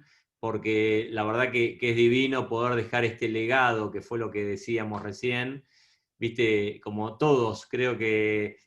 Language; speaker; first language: Spanish; native; Spanish